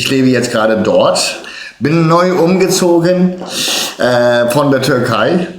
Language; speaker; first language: German; early bilingual, other home language; Turkish